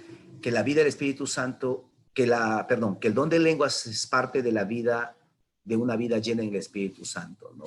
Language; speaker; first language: Spanish; native; Spanish